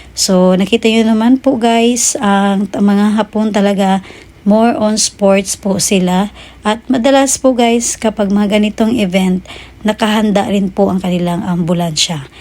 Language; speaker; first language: Filipino; native; Filipino